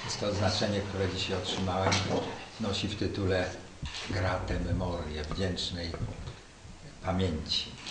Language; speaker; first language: Polish; native; Polish